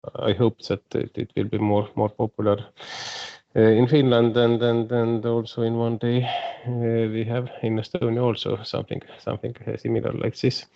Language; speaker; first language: English; non-native, fluent; Estonian